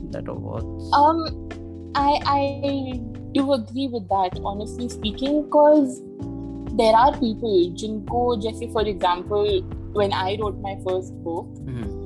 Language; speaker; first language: English; non-native, local second language; Hindi